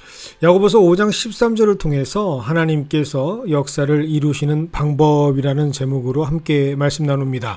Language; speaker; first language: Korean; native; Korean